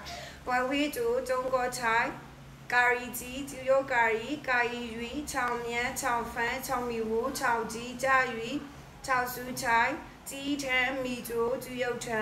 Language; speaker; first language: Chinese; non-native, learner; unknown